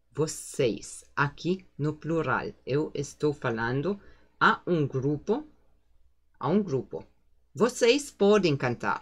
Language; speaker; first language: Portuguese; non-native, fluent; German